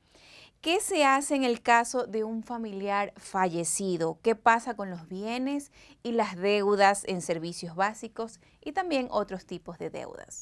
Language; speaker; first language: Spanish; native; Spanish